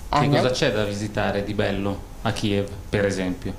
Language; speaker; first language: Italian; native; Italian